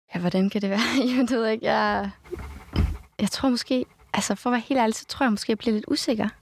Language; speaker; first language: Danish; native; Danish